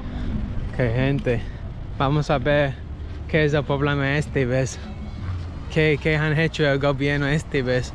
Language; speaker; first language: Spanish; non-native, learner; English